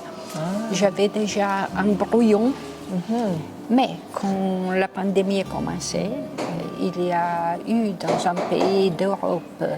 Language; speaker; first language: French; non-native, local second language; Italian